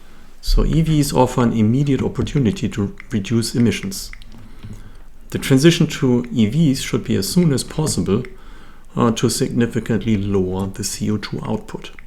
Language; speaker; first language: English; non-native, fluent; German